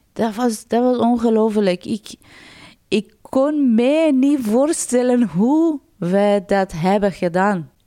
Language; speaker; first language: Dutch; non-native, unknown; Persian